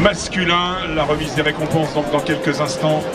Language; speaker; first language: French; native; French